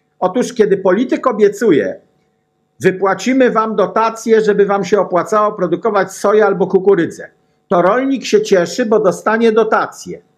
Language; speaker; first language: Polish; native; Polish